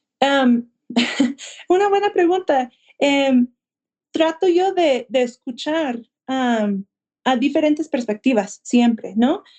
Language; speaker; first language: Spanish; early bilingual, heritage; Spanish